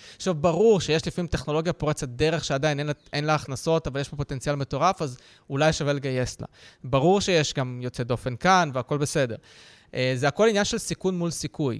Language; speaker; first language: Hebrew; early bilingual, other home language; Russian